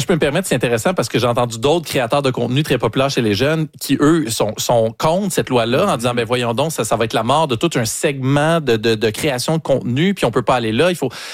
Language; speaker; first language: French; native; French